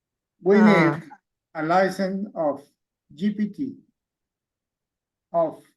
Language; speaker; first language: English; non-native, learner; Spanish